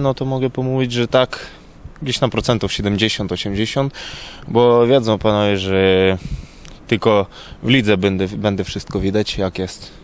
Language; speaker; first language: Polish; non-native, learner; Ukrainian